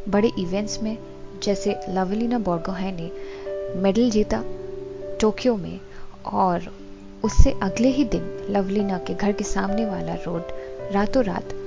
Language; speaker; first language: Hindi; non-native, local second language; Assamese